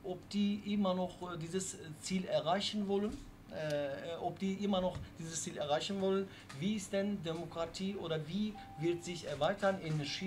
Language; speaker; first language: German; non-native, learner; Turkish